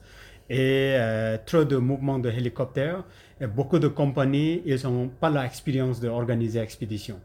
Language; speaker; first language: French; non-native, learner; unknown